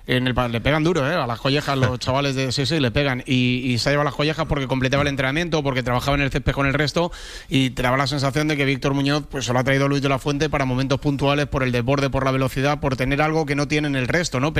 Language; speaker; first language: Spanish; native; Spanish